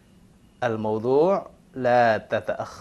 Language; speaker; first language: Arabic; non-native, fluent; Indonesian